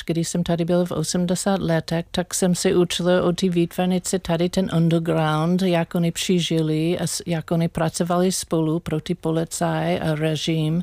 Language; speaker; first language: Czech; non-native, learner; English